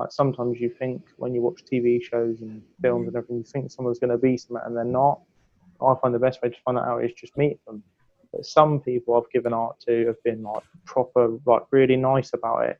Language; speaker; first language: English; native; English